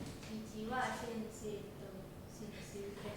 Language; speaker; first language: Japanese; non-native, learner; Indonesian